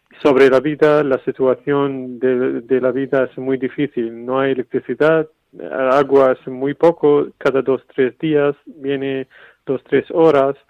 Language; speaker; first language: Spanish; non-native, fluent; Arabic